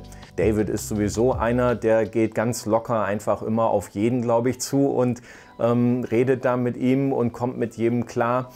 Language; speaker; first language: German; native; German